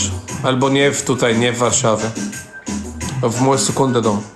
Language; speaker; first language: Polish; non-native, learner; Arabic